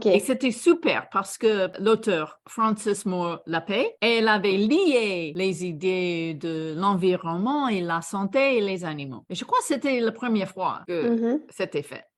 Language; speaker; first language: French; non-native, fluent; English